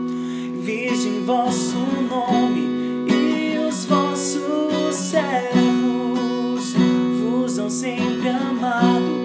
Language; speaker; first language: Portuguese; native; Portuguese